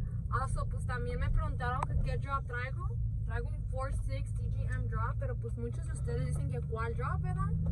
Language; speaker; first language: Spanish; native; Spanish